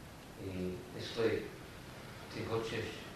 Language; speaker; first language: Russian; non-native, fluent; English